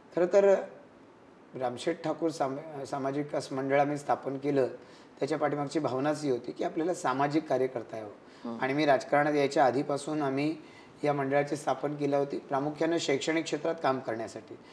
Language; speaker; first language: Marathi; native; Marathi